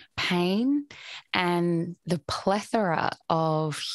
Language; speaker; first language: English; native; English